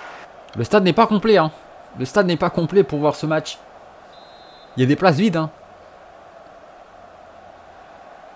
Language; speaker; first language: French; native; French